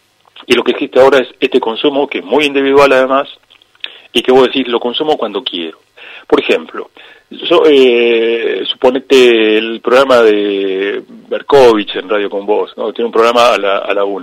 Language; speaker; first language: Spanish; native; Spanish